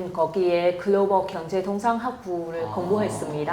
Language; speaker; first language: Korean; non-native, fluent; Vietnamese